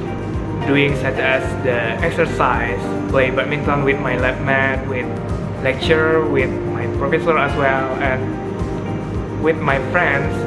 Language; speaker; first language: English; non-native, fluent; Indonesian